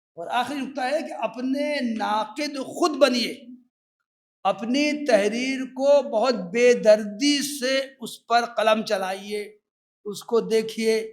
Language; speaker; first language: Urdu; native; Urdu